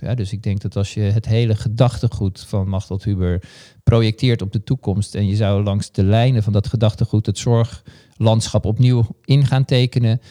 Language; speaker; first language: Dutch; native; Dutch